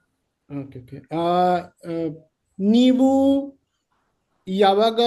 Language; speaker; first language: Kannada; non-native, learner; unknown